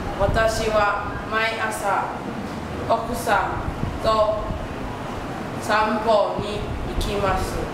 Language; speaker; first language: Japanese; non-native, learner; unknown